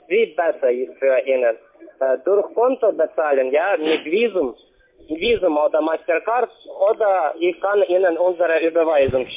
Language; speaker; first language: German; non-native, learner; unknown